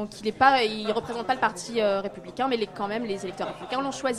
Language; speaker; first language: French; native; French